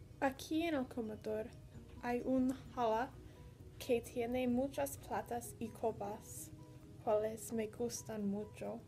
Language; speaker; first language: Spanish; non-native, learner; English